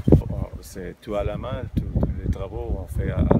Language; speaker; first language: French; non-native, fluent; Portuguese